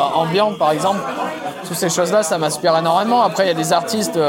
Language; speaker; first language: French; native; French